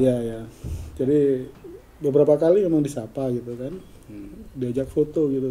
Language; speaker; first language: Indonesian; native; Indonesian